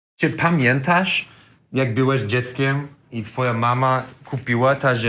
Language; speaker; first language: Polish; non-native, learner; English